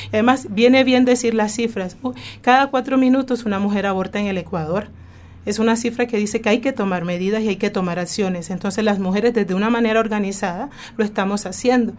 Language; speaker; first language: Spanish; native; Spanish